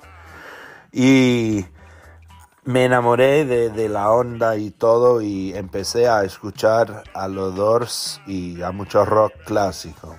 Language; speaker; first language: Spanish; non-native, fluent; English